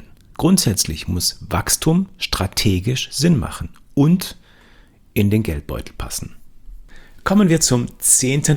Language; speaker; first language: German; native; German